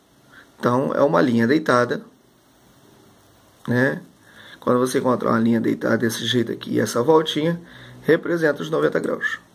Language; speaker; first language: Portuguese; native; Portuguese